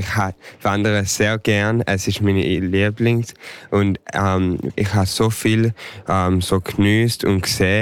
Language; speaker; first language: German; early bilingual, heritage; English